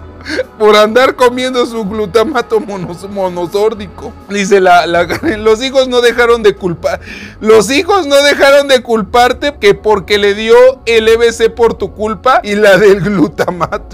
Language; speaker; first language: Spanish; native; Spanish